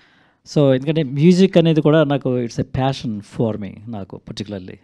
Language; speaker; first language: Telugu; native; Telugu